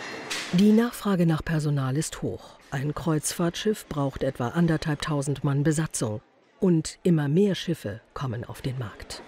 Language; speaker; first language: German; native; German